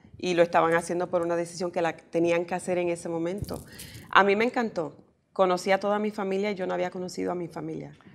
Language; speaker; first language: Spanish; early bilingual, heritage; Spanish